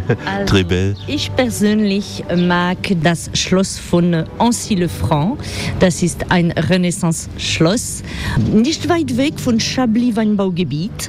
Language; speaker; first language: German; non-native, fluent; French